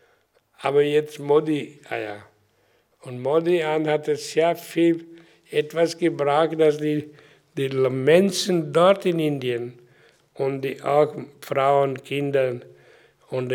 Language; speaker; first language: German; non-native, learner; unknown